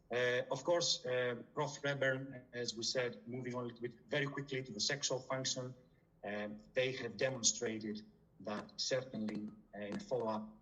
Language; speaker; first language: English; non-native, fluent; Greek